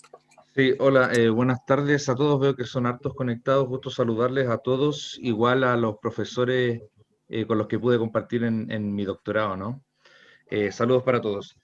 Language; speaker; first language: Spanish; native; Spanish